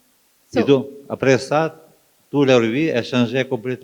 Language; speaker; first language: French; non-native, fluent; Ukrainian